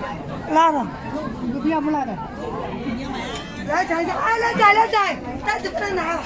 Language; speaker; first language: Chinese; non-native, local second language; Cantonese